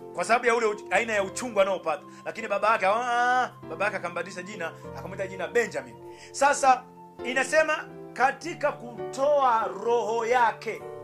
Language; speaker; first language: Swahili; native; Swahili